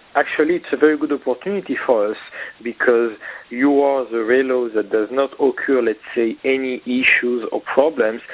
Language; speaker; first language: English; non-native, fluent; French